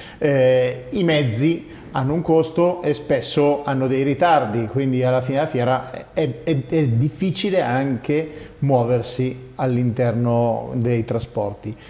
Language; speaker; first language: Italian; native; Italian